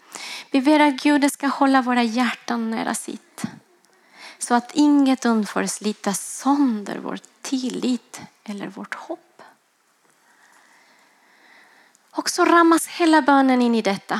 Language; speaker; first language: Swedish; non-native, fluent; Spanish